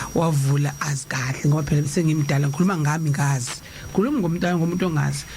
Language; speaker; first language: Zulu; native; Zulu